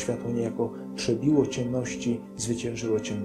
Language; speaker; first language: Polish; native; Polish